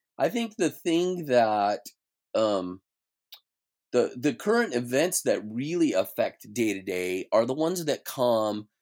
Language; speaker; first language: English; native; English